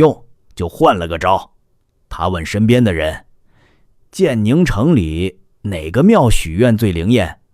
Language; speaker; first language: Chinese; native; Chinese